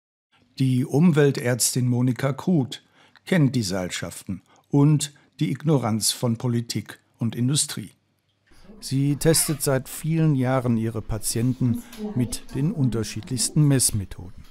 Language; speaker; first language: German; native; German